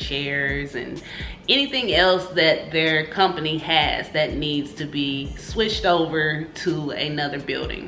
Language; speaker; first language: English; native; English